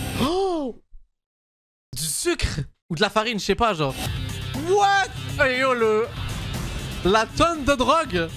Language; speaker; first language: French; native; French